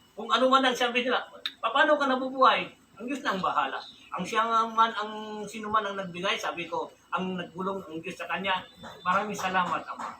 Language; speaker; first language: Filipino; non-native, local second language; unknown